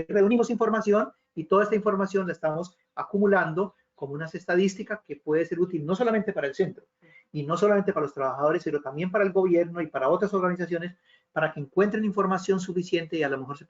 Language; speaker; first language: Spanish; native; Spanish